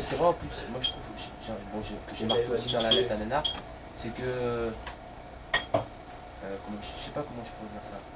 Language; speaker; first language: French; native; French